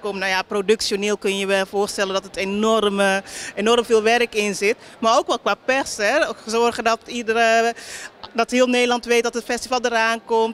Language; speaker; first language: Dutch; native; Dutch